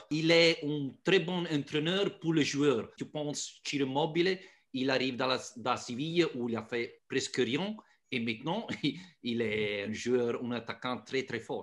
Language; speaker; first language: French; non-native, fluent; Italian